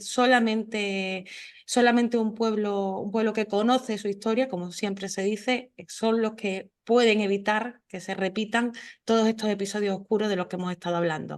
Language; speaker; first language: Spanish; native; Spanish